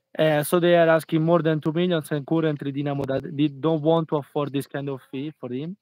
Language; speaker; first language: English; non-native, fluent; Italian